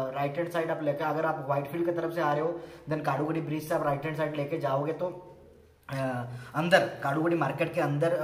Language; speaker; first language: Hindi; non-native, local second language; Odia